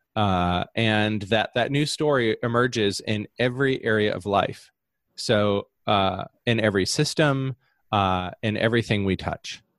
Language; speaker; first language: English; native; English